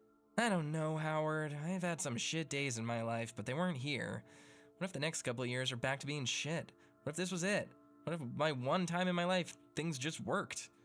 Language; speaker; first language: English; native; English